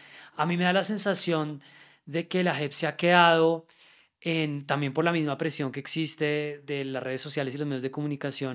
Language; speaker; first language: Spanish; native; Spanish